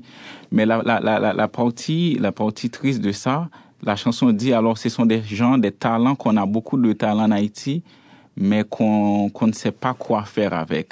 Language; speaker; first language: French; non-native, local second language; Haitian Creole